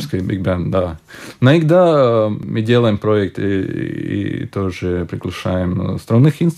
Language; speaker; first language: Russian; non-native, local second language; Latvian